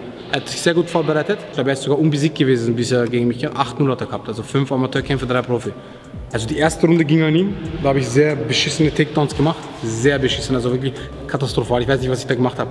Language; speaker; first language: German; native; German